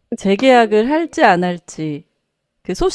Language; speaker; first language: Korean; native; Korean